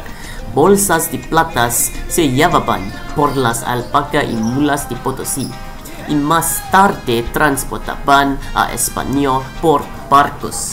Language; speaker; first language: Spanish; non-native, learner; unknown